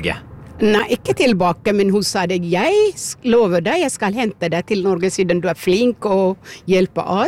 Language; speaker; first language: Norwegian; non-native, fluent; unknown